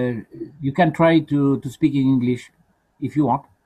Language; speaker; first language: English; non-native, fluent; French